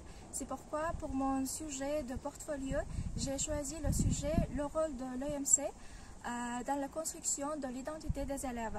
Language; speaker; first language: French; non-native, fluent; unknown